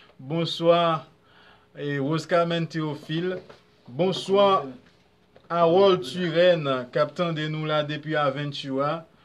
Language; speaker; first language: Haitian Creole; native; Haitian Creole